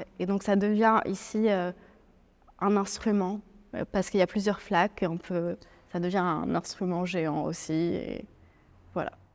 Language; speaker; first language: French; non-native, local second language; Arabic